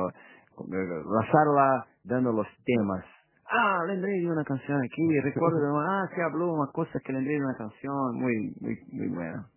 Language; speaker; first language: Spanish; non-native, fluent; Portuguese